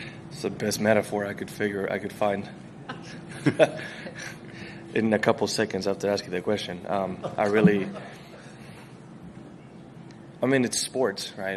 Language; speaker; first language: English; non-native, fluent; Spanish